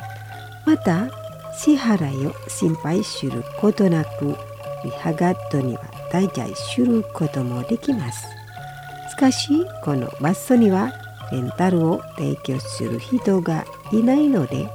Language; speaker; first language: Japanese; non-native, fluent; Indonesian